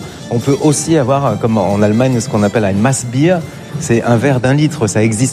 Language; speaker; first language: French; native; French